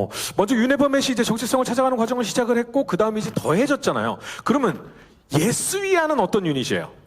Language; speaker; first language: Korean; native; Korean